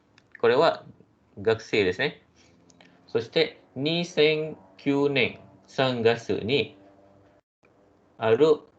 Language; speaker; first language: Japanese; non-native, fluent; Malay